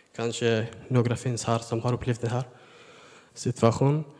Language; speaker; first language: Swedish; non-native, learner; Persian